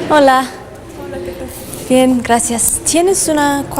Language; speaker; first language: Spanish; non-native, learner; English